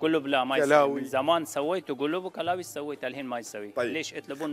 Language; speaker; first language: Arabic; non-native, learner; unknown